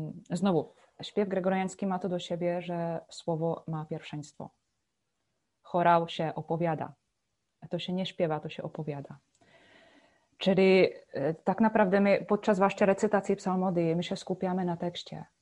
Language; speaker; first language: Polish; non-native, fluent; Czech